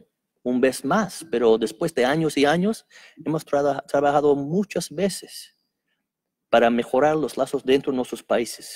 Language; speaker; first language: Spanish; non-native, fluent; English